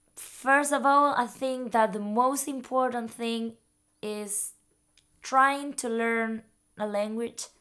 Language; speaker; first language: English; non-native, fluent; Spanish